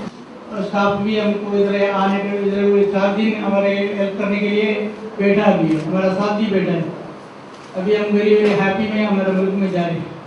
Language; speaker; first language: Hindi; non-native, local second language; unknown